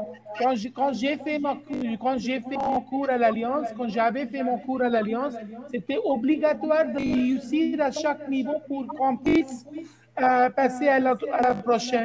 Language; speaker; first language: French; non-native, fluent; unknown